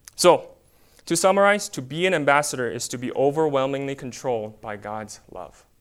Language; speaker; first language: English; early bilingual, other home language; Korean